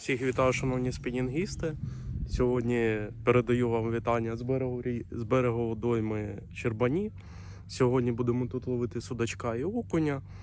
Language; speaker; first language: Ukrainian; non-native, local second language; Russian